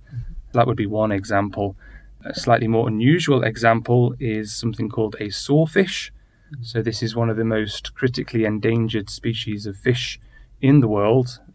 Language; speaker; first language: English; native; English